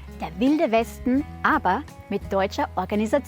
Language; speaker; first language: German; native; German